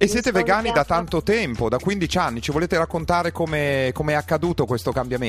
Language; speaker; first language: Italian; native; Italian